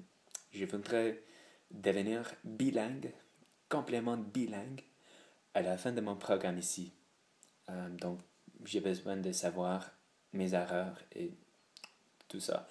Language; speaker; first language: French; non-native, learner; English